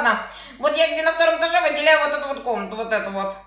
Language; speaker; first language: Russian; native; Russian